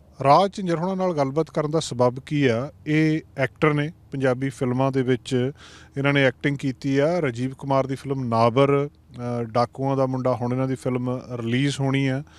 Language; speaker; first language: Punjabi; native; Punjabi